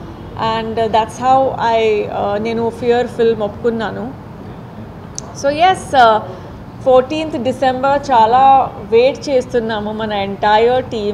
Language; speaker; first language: Telugu; non-native, fluent; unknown